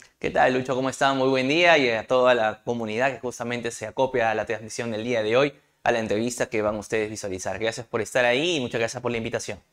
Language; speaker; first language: Spanish; native; Spanish